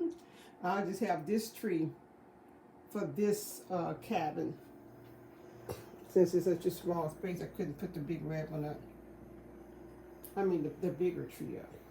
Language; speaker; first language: English; native; English